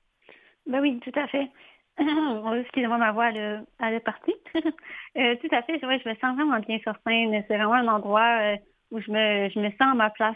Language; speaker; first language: French; native; French